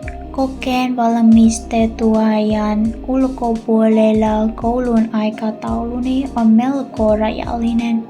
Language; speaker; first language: Finnish; non-native, learner; Vietnamese